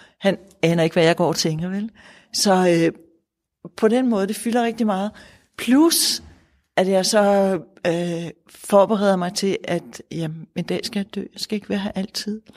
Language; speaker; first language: Danish; native; Danish